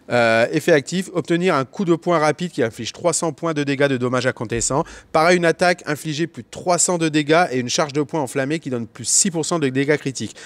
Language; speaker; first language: French; native; French